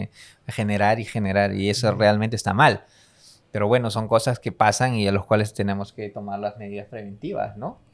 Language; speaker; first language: Spanish; native; Spanish